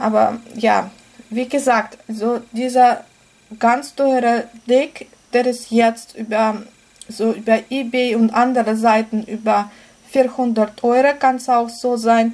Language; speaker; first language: German; non-native, fluent; Russian